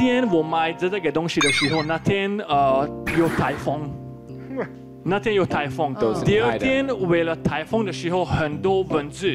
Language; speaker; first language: Chinese; non-native, fluent; Slovak